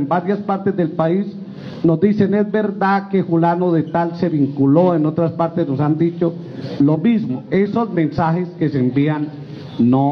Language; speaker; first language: Spanish; native; Spanish